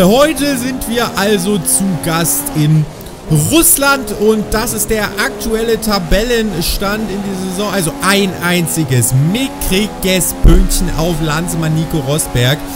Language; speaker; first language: German; native; German